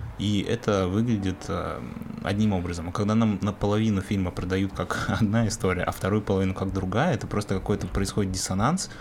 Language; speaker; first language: Russian; native; Russian